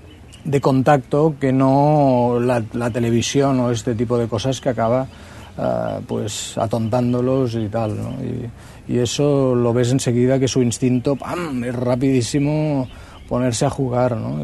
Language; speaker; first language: Spanish; native; Spanish